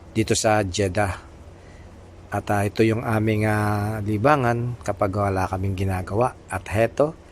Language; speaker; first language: Filipino; non-native, local second language; Pampanga